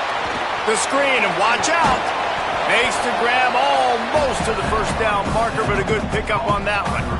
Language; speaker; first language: English; native; English